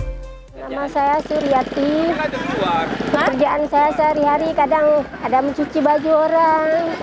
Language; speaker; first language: Indonesian; non-native, local second language; Achinese